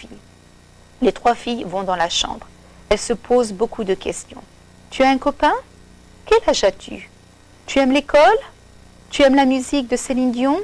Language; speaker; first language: French; non-native, fluent; English